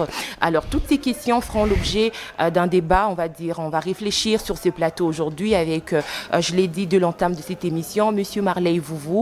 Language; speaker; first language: French; non-native, local second language; Lingala